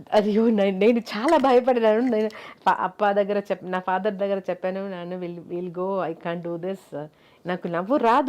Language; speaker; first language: Telugu; non-native, local second language; Malayalam